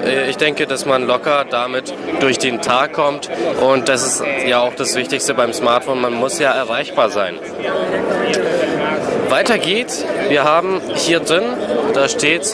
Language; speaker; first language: German; native; German